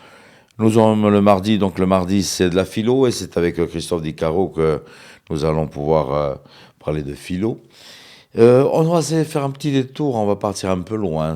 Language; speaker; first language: French; native; French